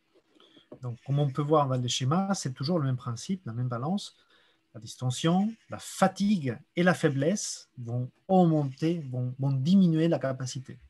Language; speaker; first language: French; native; French